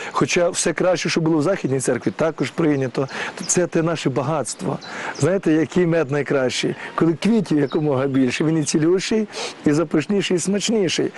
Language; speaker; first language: Ukrainian; native; Ukrainian